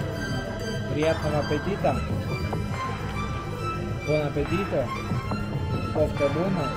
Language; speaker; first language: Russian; non-native, learner; Romanian